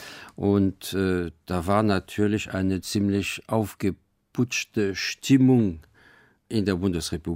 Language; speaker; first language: German; non-native, fluent; French